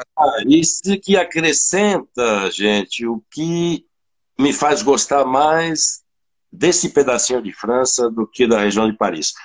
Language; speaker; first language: Portuguese; non-native, fluent; French